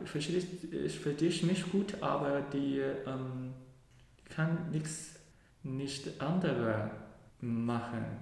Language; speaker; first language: German; non-native, learner; Cantonese